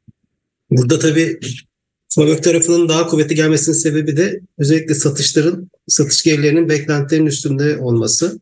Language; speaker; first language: Turkish; native; Turkish